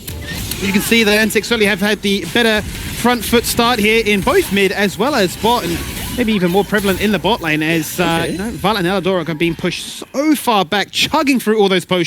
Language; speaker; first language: English; native; English